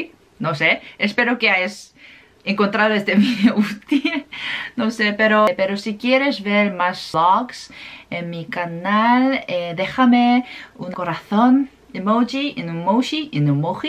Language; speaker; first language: Spanish; non-native, fluent; Korean